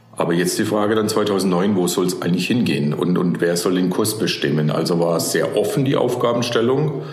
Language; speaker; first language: German; native; German